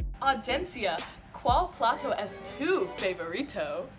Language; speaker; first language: Spanish; non-native, learner; English